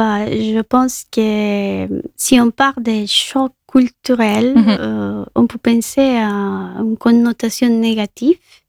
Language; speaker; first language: French; non-native, fluent; Spanish